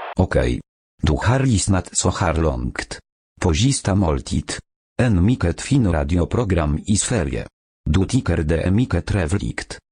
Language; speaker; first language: Swedish; native; Swedish